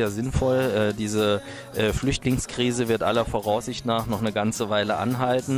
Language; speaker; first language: German; native; German